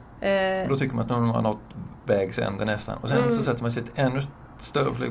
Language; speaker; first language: Swedish; native; Swedish